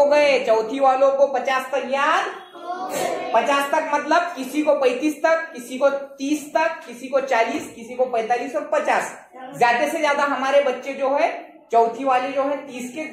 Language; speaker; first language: Hindi; native; Hindi